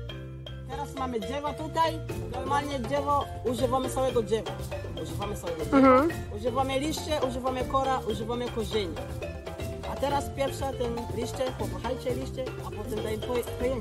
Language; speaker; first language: Polish; non-native, learner; Swahili